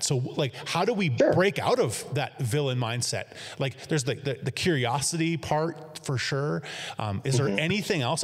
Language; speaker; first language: English; native; English